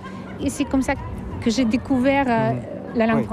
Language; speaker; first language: French; non-native, fluent; Russian